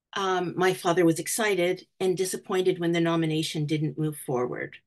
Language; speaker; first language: English; native; English